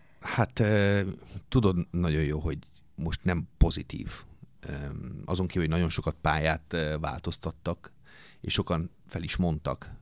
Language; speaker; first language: Hungarian; non-native, fluent; Italian